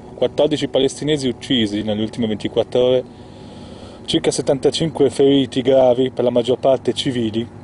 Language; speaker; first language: Italian; native; Italian